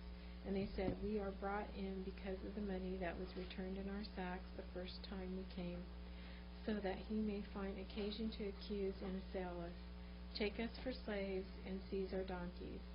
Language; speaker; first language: English; native; English